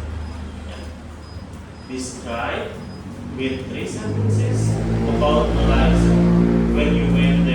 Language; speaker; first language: English; non-native, fluent; Indonesian